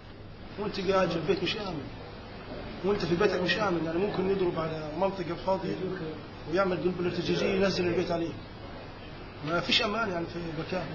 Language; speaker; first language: Arabic; native; Arabic